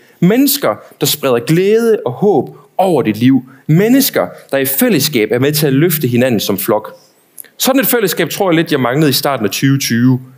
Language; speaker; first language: Danish; native; Danish